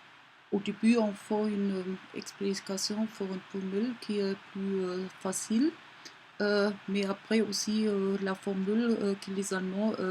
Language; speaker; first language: French; non-native, fluent; German